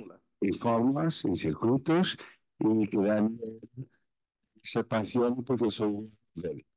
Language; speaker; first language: Spanish; non-native, fluent; Portuguese